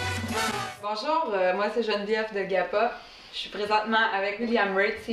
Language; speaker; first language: French; native; French